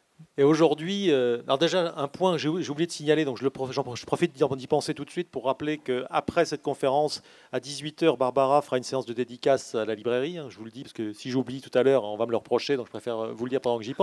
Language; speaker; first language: French; native; French